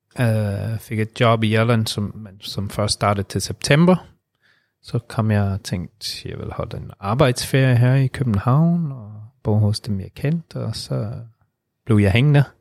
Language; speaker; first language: Danish; non-native, fluent; English